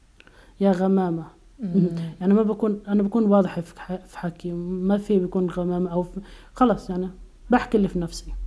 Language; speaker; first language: Arabic; native; Arabic